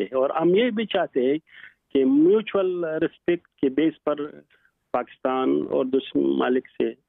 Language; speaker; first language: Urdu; non-native, fluent; Pashto